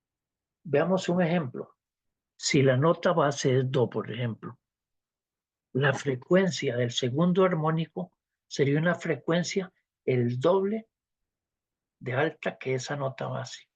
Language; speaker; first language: Spanish; native; Spanish